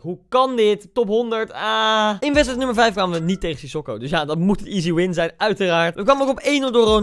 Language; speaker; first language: Dutch; native; Dutch